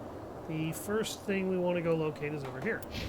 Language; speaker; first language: English; native; English